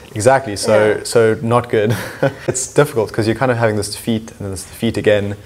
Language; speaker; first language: English; native; English